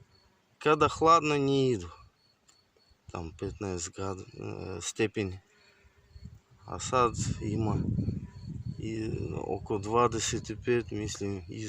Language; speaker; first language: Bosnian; non-native, learner; Russian